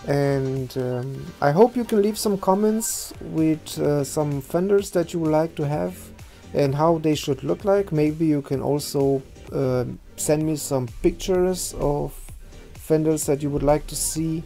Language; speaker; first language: English; non-native, fluent; German